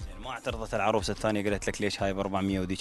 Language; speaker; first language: Arabic; native; Arabic